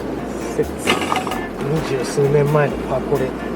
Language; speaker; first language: Japanese; native; Japanese